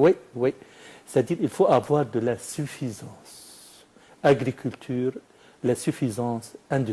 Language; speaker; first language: French; non-native, fluent; Arabic